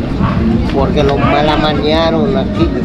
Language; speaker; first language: Spanish; native; Spanish